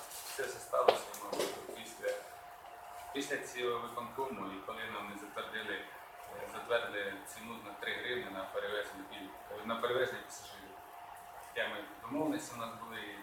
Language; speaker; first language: Ukrainian; native; Ukrainian